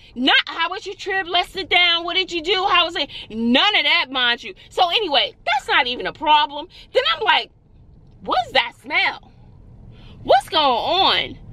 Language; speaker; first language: English; native; English